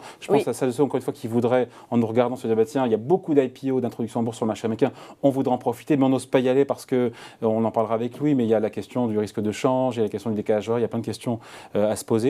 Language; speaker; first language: French; native; French